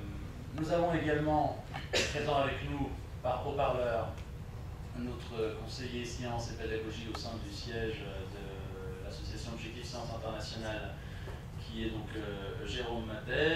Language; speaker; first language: French; native; French